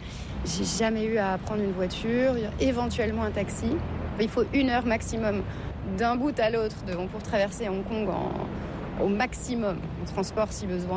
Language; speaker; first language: French; native; French